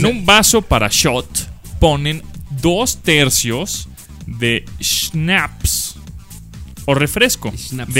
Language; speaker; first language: Spanish; native; Spanish